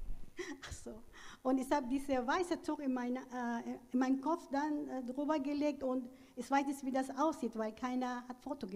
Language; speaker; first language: German; non-native, fluent; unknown